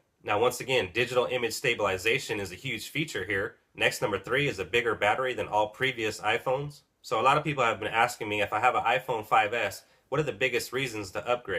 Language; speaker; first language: English; native; English